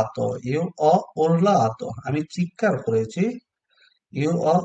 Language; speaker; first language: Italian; non-native, learner; Bangla